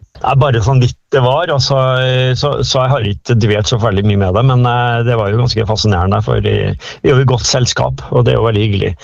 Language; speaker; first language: Norwegian; native; Norwegian